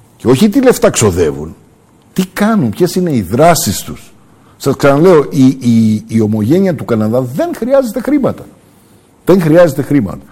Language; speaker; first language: Greek; early bilingual, heritage; Greek